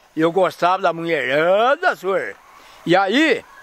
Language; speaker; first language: Portuguese; native; Portuguese